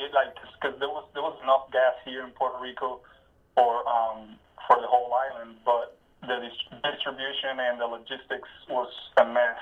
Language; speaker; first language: English; non-native, fluent; Spanish